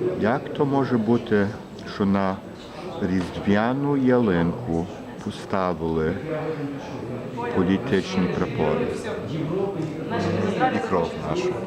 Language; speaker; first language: Ukrainian; early bilingual, heritage; Ukrainian